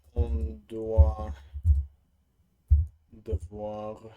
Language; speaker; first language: French; non-native, learner; Russian